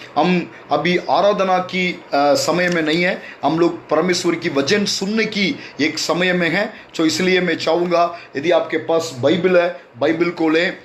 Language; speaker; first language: Hindi; non-native, local second language; Tamil